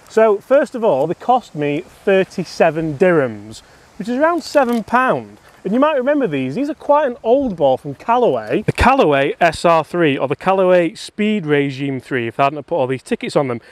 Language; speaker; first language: English; native; English